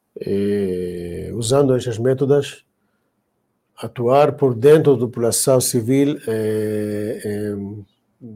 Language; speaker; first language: Portuguese; non-native, learner; Hebrew